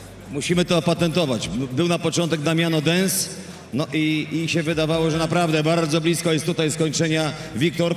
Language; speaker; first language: Polish; native; Polish